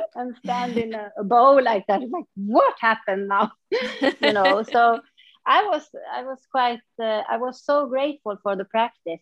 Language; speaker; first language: English; non-native, fluent; Swedish